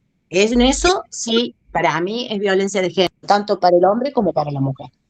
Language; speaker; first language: Spanish; native; Spanish